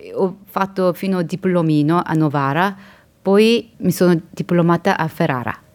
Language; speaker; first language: Italian; non-native, learner; Korean